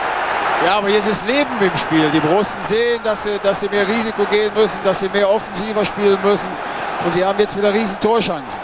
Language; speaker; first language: German; native; German